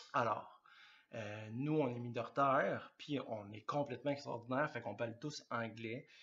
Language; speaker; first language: French; native; French